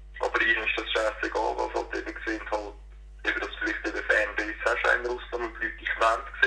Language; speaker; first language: German; native; German